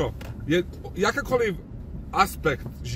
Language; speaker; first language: Czech; non-native, fluent; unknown